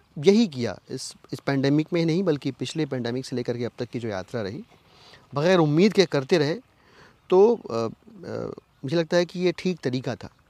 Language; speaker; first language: Hindi; native; Hindi